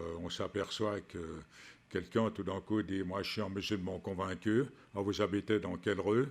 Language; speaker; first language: French; native; French